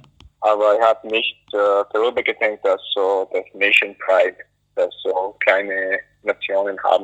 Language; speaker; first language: German; early bilingual, other home language; Greek